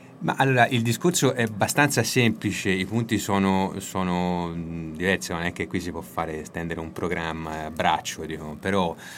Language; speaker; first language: Italian; native; Italian